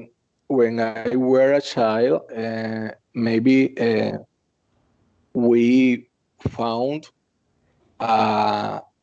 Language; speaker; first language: English; non-native, learner; Spanish